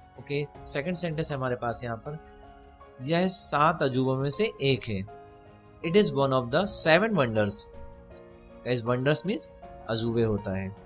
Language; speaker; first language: Hindi; native; Hindi